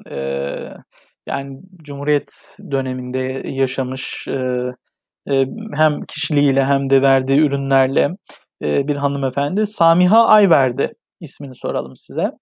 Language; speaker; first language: Turkish; native; Turkish